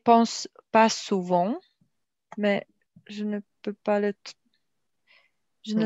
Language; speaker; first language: French; non-native, learner; Slovak